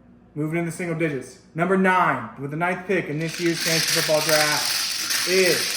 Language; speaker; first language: English; native; English